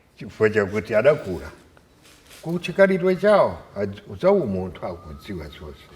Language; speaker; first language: Nyanja; non-native, fluent; French